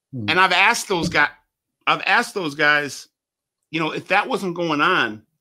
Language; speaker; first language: English; native; English